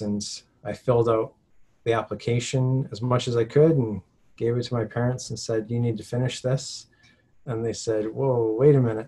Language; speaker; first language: English; native; English